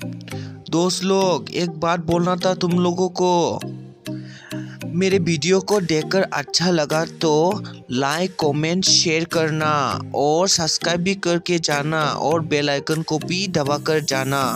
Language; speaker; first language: Hindi; non-native, local second language; Bodo